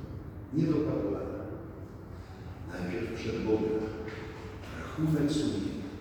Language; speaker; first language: Polish; native; Polish